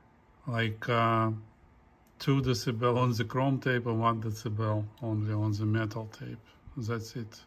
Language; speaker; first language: English; non-native, fluent; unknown